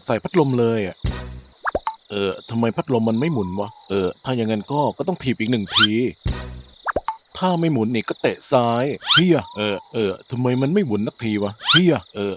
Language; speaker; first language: Thai; native; Thai